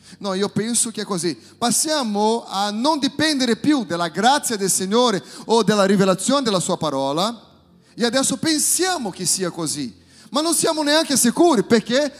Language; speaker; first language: Italian; non-native, fluent; Portuguese